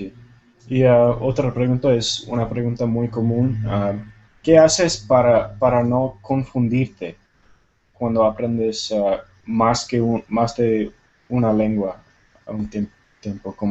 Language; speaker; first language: Spanish; non-native, fluent; Tamil